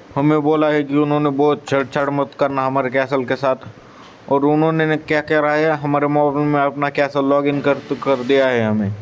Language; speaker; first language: Hindi; non-native, local second language; Marathi